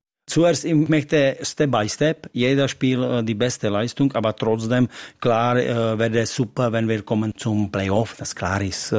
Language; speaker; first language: German; non-native, learner; Czech